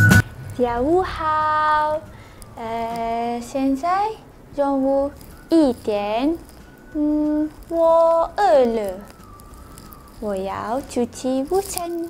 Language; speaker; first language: Chinese; non-native, learner; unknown